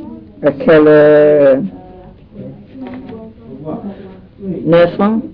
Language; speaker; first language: French; non-native, learner; English